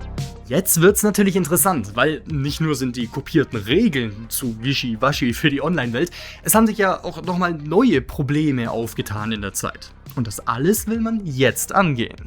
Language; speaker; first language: German; native; German